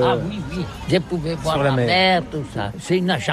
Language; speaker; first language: French; non-native, learner; Catalan